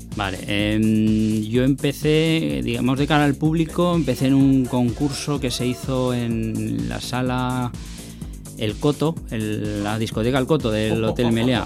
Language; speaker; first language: Spanish; native; Spanish